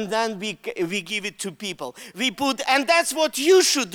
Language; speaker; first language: English; non-native, fluent; Russian